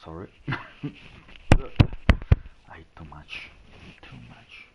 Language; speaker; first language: English; non-native, learner; Italian